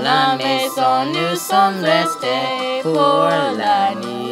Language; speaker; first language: French; non-native, learner; English